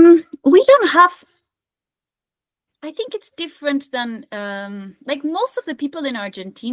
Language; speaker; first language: English; non-native, fluent; Spanish